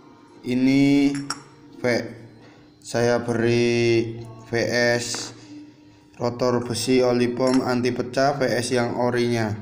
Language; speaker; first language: Indonesian; non-native, local second language; Javanese